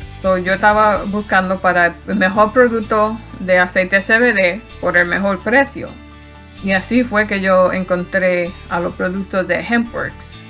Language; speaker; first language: Spanish; early bilingual, heritage; Spanish